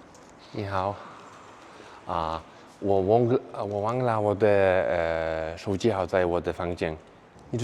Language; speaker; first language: Chinese; non-native, learner; Mongolian